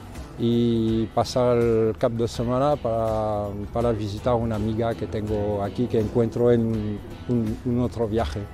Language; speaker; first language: Spanish; non-native, fluent; French